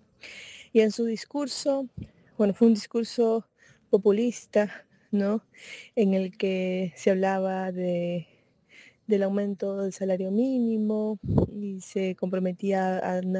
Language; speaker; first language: Spanish; native; Spanish